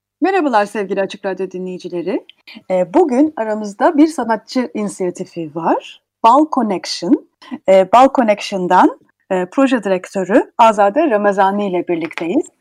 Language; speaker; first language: Turkish; native; Turkish